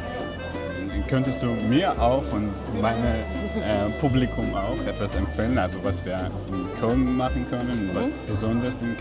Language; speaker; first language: German; non-native, learner; Georgian